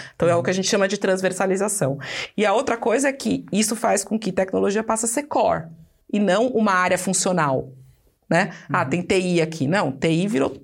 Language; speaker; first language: Portuguese; native; Portuguese